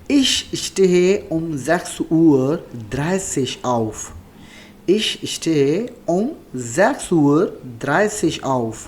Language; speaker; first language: German; non-native, learner; Urdu